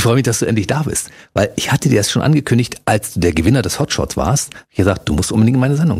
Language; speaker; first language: German; native; German